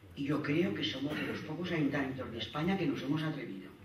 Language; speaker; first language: Spanish; native; Spanish